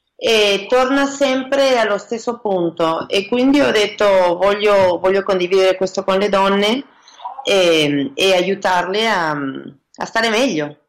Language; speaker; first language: Italian; early bilingual, other home language; Spanish